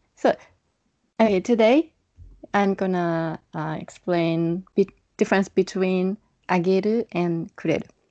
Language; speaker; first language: English; non-native, fluent; Japanese